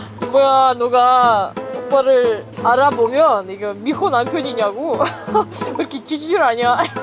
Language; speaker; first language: Korean; non-native, fluent; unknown